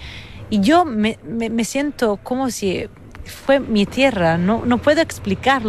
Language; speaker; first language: Spanish; non-native, fluent; Italian